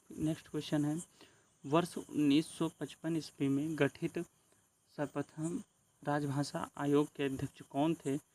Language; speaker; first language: Hindi; native; Hindi